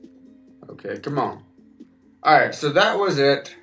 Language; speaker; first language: English; native; English